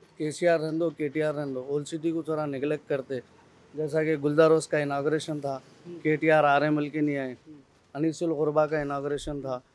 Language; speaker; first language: Hindi; non-native, local second language; Urdu